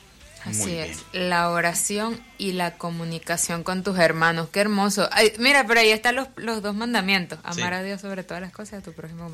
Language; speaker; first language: Spanish; native; Spanish